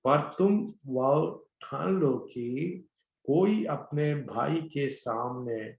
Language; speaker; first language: Hindi; non-native, local second language; Malayalam